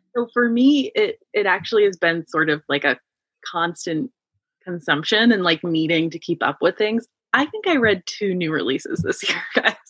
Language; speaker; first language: English; early bilingual, other home language; Yoruba